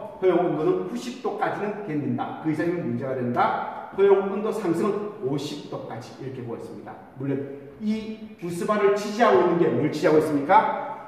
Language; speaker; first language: Korean; native; Korean